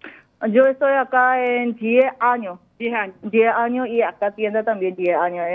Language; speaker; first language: Spanish; non-native, learner; Korean